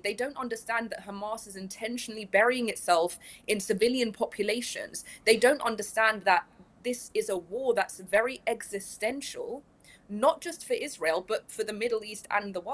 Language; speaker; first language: English; early bilingual, other home language; Persian